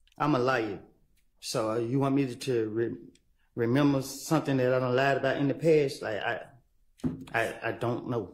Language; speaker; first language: English; native; English